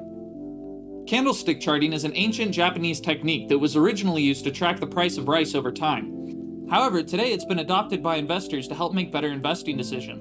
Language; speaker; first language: English; native; English